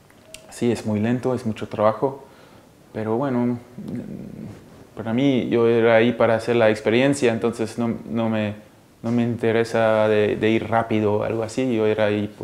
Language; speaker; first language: Spanish; early bilingual, heritage; Spanish